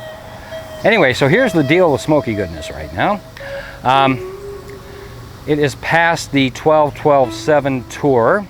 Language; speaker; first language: English; native; English